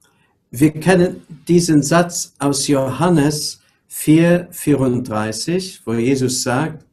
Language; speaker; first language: German; non-native, local second language; Luxembourgish